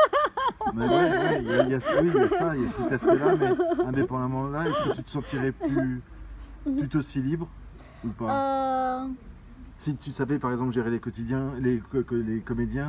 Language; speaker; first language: French; native; French